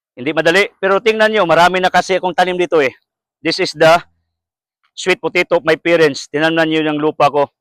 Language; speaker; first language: Filipino; non-native, local second language; Cebuano